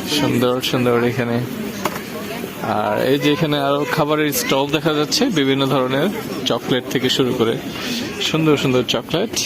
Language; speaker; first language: Bangla; native; Bangla